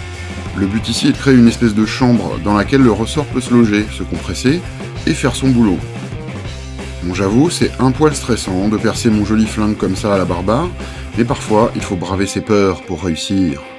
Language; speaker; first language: French; native; French